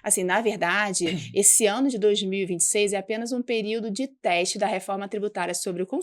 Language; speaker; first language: Portuguese; native; Portuguese